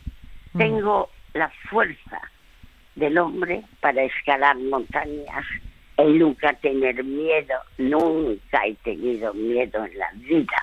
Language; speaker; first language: Spanish; early bilingual, other home language; French